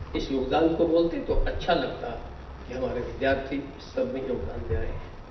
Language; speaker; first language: Hindi; native; Hindi